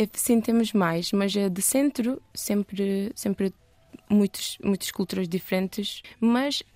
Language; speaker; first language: Portuguese; non-native, learner; Turkish